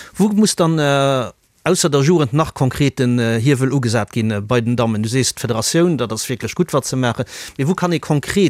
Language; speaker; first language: Luxembourgish; native; Luxembourgish